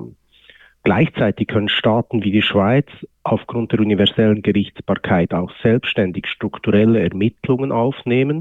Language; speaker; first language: German; native; German